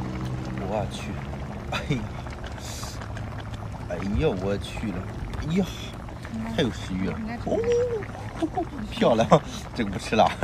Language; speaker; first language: Chinese; native; Chinese